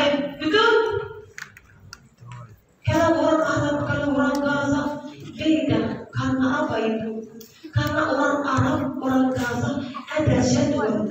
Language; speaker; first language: Indonesian; non-native, learner; Arabic